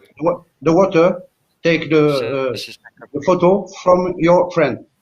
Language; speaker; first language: English; non-native, learner; French